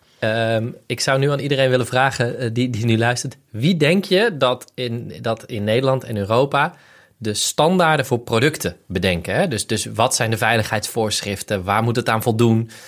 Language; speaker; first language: Dutch; native; Dutch